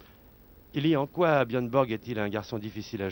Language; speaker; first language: French; native; French